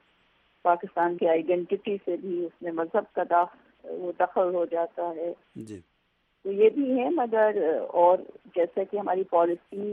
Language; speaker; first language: Urdu; native; Urdu